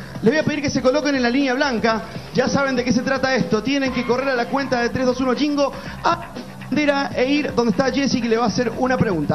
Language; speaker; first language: Spanish; native; Spanish